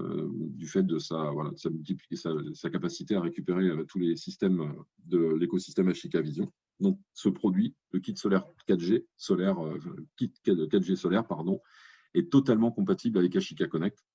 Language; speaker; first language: French; native; French